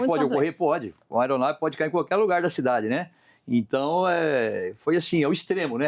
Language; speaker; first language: Portuguese; native; Portuguese